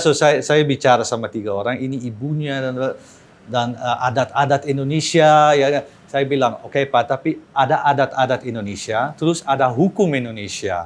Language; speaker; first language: Indonesian; non-native, fluent; Dutch